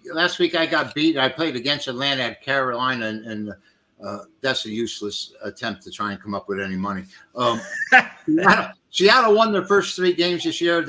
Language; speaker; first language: English; native; English